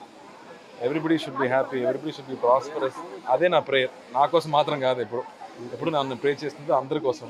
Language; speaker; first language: Telugu; non-native, fluent; Tamil